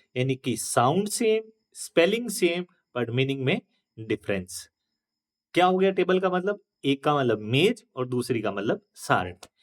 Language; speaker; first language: Hindi; native; Hindi